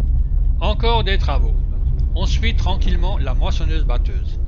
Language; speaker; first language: French; native; French